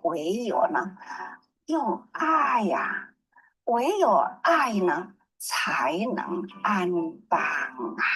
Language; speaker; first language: Chinese; native; Chinese